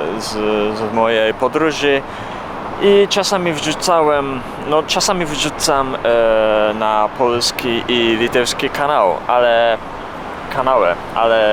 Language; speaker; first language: Polish; non-native, learner; Japanese